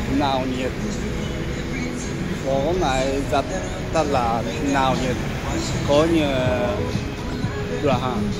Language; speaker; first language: Vietnamese; non-native, learner; Japanese